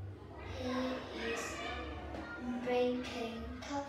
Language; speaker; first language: English; non-native, learner; Vietnamese